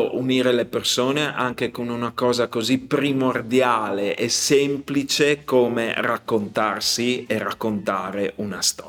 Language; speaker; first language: Italian; native; Italian